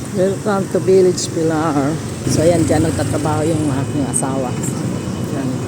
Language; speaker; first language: Filipino; non-native, local second language; Cebuano